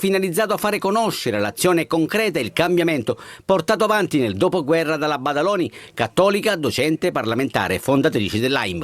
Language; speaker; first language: Italian; native; Italian